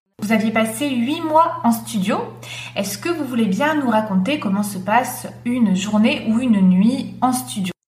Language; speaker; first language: French; native; French